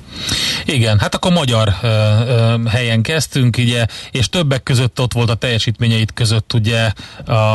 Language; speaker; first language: Hungarian; native; Hungarian